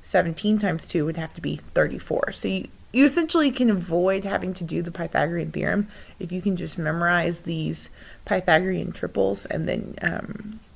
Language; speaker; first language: English; native; English